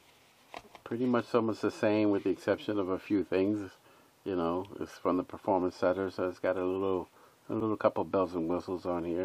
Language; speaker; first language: English; native; English